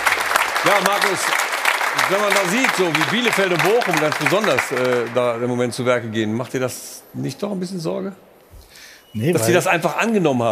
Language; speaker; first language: German; native; German